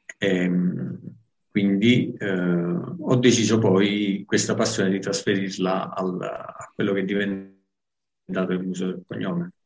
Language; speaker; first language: Italian; native; Italian